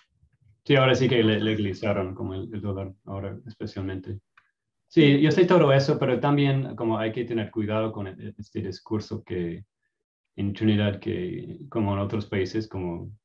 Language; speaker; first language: Spanish; non-native, fluent; English